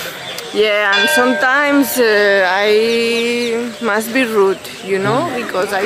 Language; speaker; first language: English; non-native, learner; Spanish